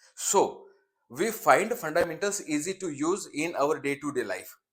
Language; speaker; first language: English; non-native, local second language; Marathi